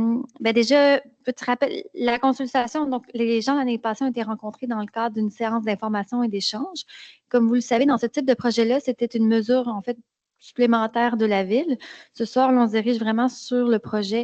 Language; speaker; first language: French; native; French